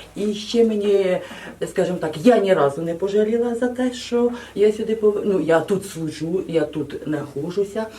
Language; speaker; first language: Ukrainian; native; Ukrainian